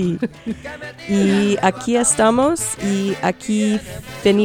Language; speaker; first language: Spanish; early bilingual, heritage; Spanish